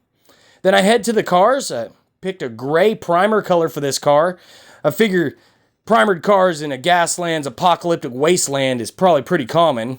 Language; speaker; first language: English; native; English